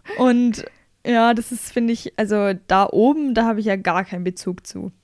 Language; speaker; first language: German; native; German